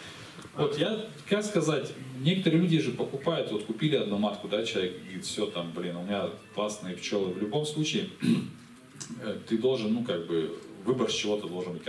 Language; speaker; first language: Russian; native; Russian